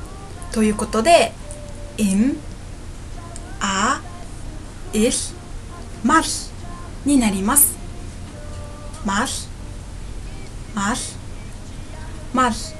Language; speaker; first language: Japanese; non-native, fluent; Mongolian